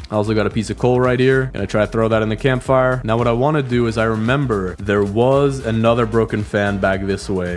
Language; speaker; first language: English; native; English